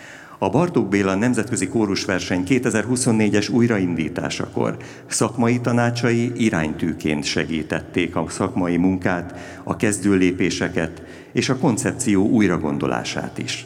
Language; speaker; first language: Hungarian; native; Hungarian